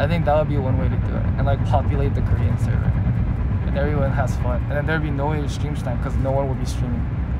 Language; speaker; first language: English; early bilingual, other home language; Korean